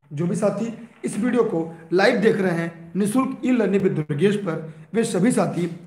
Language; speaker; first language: Hindi; native; Hindi